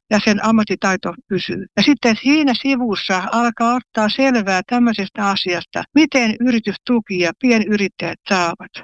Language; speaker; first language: Finnish; native; Finnish